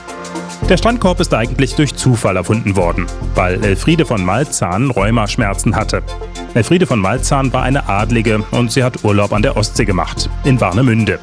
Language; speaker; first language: German; native; German